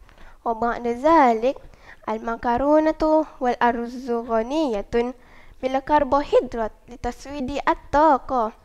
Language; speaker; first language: Arabic; non-native, learner; Malay